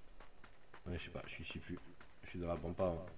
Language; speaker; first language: French; native; French